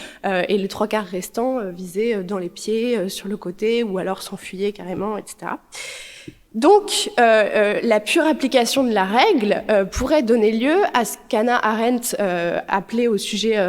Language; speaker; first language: French; native; French